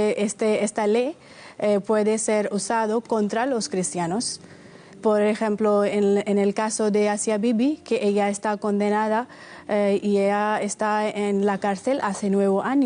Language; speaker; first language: Spanish; non-native, fluent; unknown